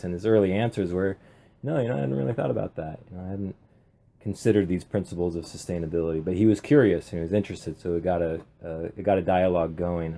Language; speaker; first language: English; native; English